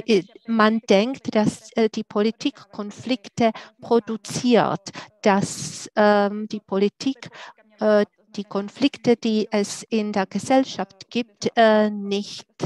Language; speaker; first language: German; non-native, fluent; Czech